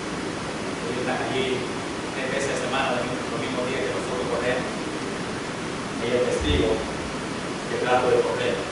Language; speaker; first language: Spanish; non-native, fluent; English